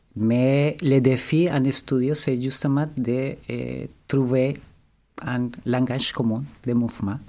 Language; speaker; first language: French; non-native, learner; Spanish